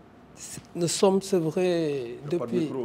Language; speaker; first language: French; non-native, local second language; Wolof